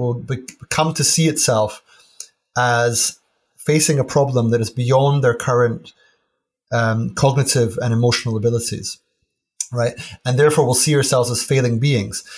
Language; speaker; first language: English; native; English